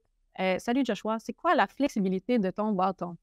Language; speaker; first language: French; native; French